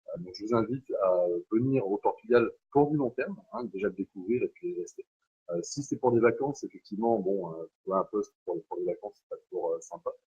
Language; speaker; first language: French; native; French